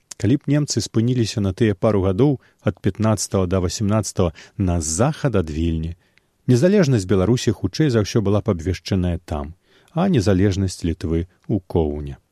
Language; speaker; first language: Belarusian; native; Belarusian